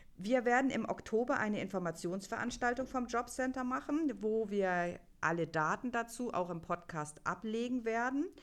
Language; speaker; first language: German; native; German